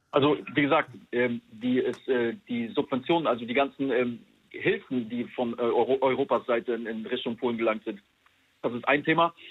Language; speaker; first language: German; non-native, fluent; Polish